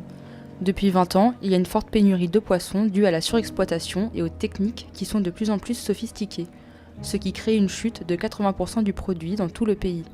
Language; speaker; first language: French; native; French